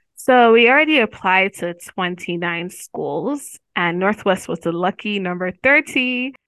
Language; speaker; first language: English; non-native, local second language; Yoruba